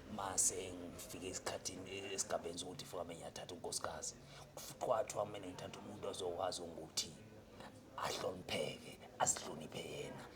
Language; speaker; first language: Zulu; native; Zulu